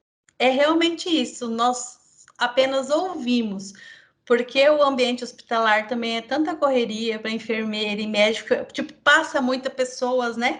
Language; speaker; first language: Portuguese; native; Portuguese